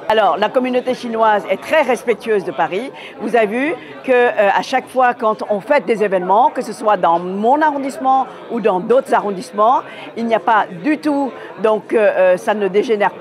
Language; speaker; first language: French; native; French